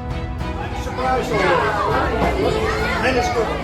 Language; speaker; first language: English; non-native, fluent; Dutch